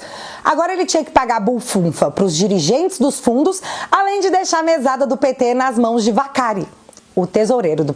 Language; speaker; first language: Portuguese; native; Portuguese